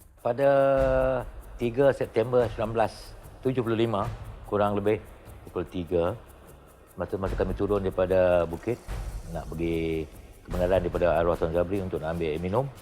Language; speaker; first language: Malay; native; Malay